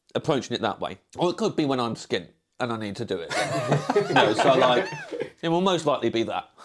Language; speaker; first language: English; native; English